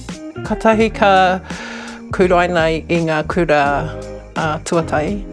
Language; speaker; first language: Māori; non-native, local second language; English